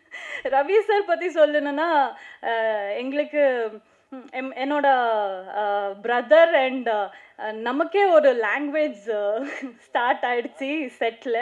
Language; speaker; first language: Tamil; non-native, learner; Kannada